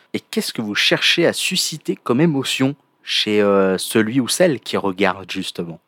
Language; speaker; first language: French; native; French